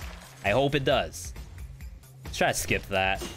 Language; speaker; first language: English; native; English